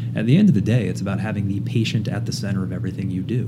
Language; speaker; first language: English; native; English